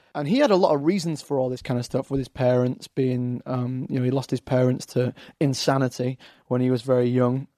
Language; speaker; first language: English; native; English